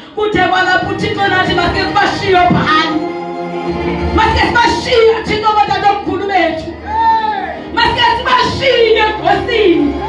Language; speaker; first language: Zulu; non-native, local second language; Xhosa